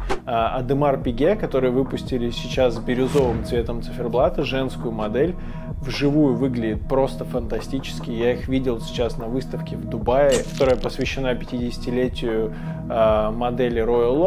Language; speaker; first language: Russian; native; Russian